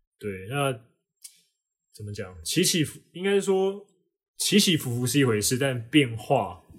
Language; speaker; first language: Chinese; native; Chinese